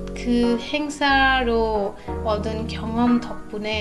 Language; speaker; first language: Korean; non-native, fluent; Bangla